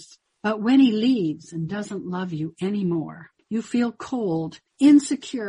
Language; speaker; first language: English; native; English